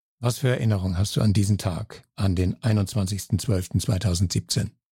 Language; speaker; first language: German; native; German